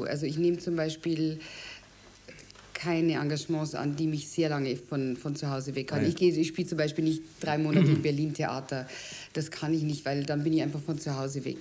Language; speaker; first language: German; native; German